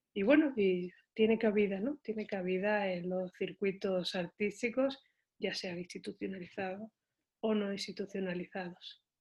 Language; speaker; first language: Spanish; native; Spanish